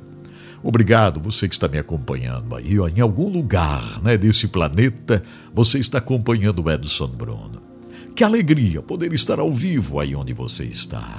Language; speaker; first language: Portuguese; native; Portuguese